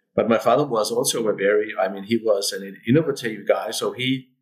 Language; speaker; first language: English; non-native, fluent; Danish